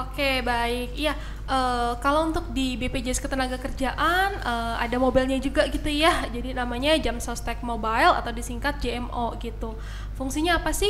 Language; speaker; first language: Indonesian; native; Indonesian